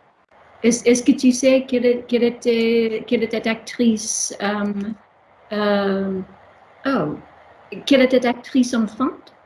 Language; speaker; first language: French; non-native, learner; English